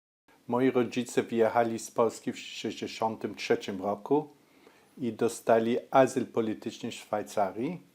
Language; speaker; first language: Polish; early bilingual, heritage; Polish